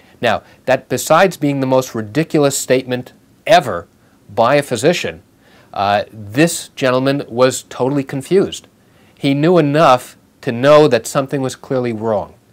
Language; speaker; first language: English; native; English